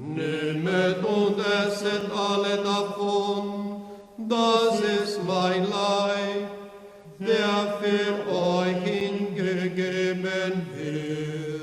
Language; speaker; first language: German; non-native, learner; Portuguese